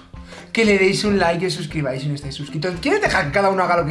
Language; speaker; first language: Spanish; native; Spanish